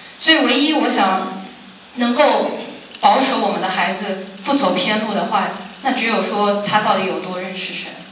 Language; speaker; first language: Chinese; early bilingual, heritage; Chinese